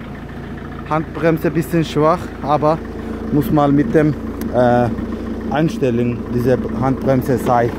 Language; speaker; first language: German; non-native, learner; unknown